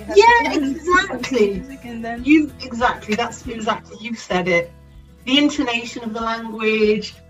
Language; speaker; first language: English; native; English